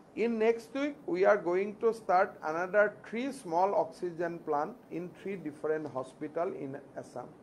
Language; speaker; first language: English; non-native, local second language; Assamese